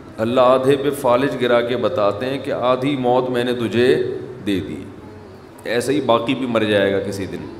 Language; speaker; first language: Urdu; native; Urdu